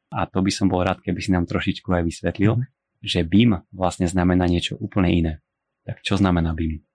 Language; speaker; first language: Slovak; native; Slovak